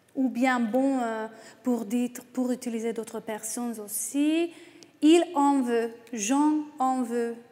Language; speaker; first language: French; non-native, fluent; Hungarian